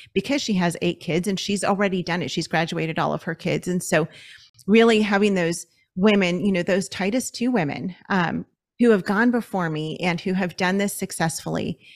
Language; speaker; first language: English; native; English